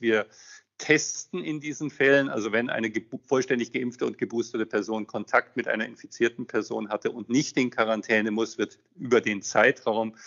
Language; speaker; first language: German; native; German